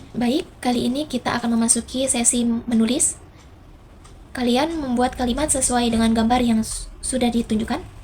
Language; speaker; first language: Indonesian; native; Indonesian